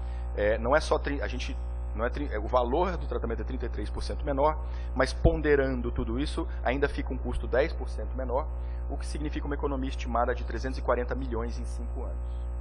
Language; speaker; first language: Portuguese; native; Portuguese